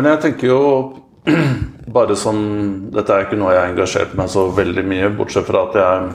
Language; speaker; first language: Norwegian; native; Norwegian